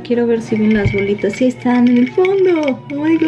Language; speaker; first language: Spanish; native; Spanish